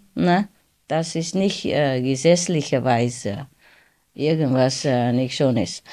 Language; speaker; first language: German; non-native, learner; Vietnamese